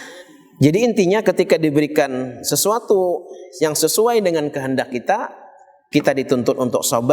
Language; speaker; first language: Indonesian; non-native, local second language; Banjar